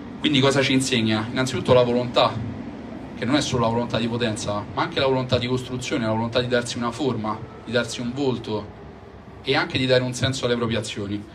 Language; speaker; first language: Italian; native; Italian